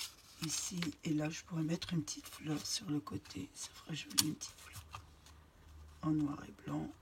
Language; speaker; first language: French; native; French